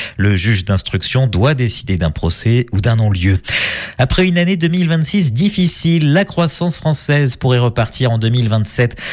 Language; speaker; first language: French; native; French